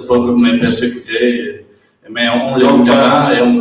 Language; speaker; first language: French; non-native, learner; Catalan